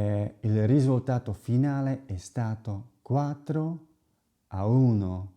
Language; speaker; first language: Italian; non-native, fluent; Slovak